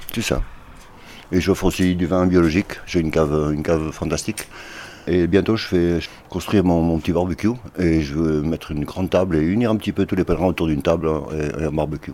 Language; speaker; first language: French; early bilingual, other home language; Portuguese